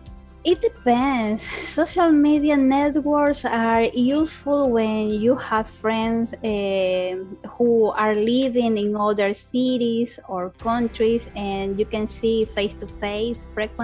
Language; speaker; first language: English; non-native, learner; Spanish